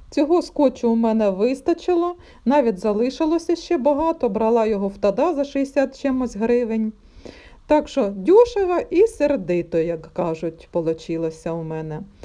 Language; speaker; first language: Ukrainian; non-native, local second language; Russian